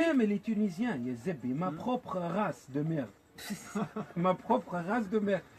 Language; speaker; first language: French; non-native, local second language; Arabic